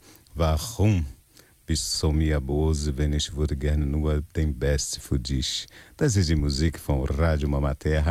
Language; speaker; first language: German; non-native, learner; Portuguese